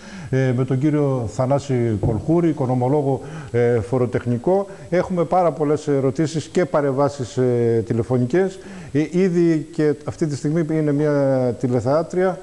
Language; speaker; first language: Greek; native; Greek